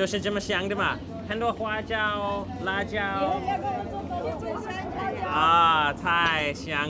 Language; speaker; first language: Chinese; non-native, fluent; English